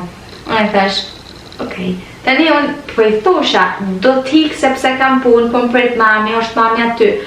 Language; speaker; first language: Albanian; early bilingual, heritage; Albanian